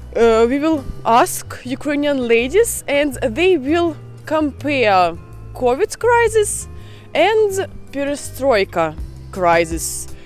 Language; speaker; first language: English; non-native, fluent; Russian